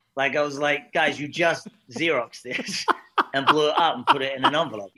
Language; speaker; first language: English; native; English